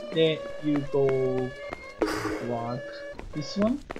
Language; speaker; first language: English; non-native, learner; Japanese